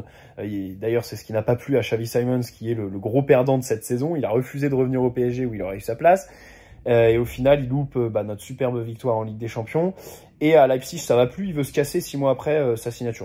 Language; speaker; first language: French; native; French